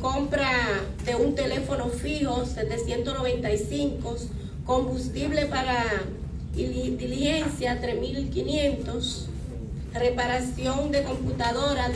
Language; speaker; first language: Spanish; native; Spanish